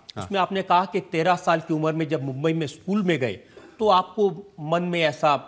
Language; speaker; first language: Hindi; native; Hindi